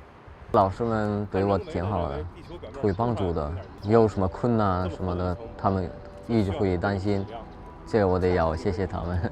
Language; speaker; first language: Chinese; non-native, learner; Turkmen